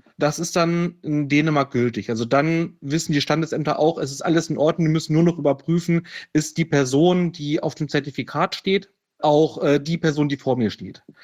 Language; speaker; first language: German; native; German